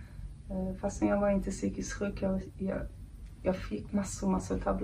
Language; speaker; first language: Swedish; non-native, fluent; Kurdish